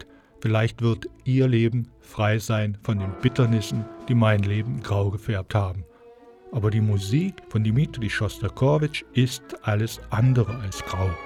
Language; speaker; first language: German; native; German